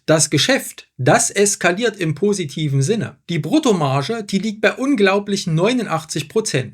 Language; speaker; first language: German; native; German